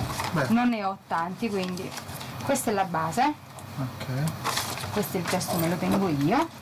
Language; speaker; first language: Italian; native; Italian